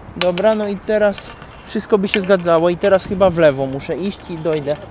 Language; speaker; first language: Polish; non-native, fluent; Italian